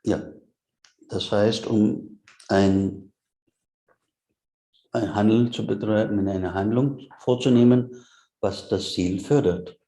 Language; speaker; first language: German; non-native, fluent; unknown